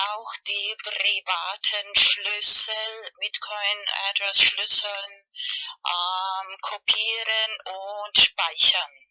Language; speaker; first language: German; non-native, learner; Spanish